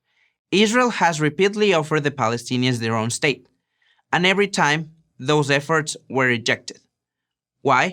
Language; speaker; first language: English; non-native, fluent; Spanish